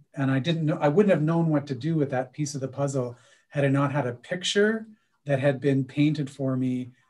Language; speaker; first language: English; native; English